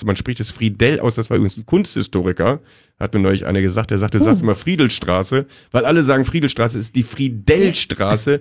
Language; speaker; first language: German; native; German